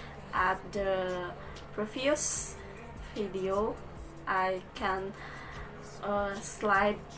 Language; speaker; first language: English; non-native, learner; Balinese